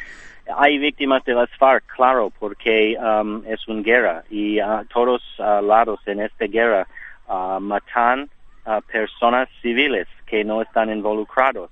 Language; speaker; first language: Spanish; non-native, learner; English